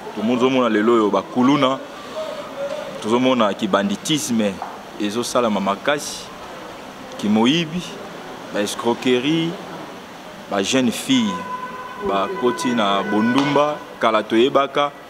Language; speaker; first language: Lingala; native; Lingala